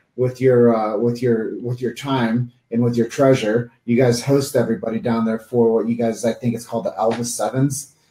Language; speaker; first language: English; native; English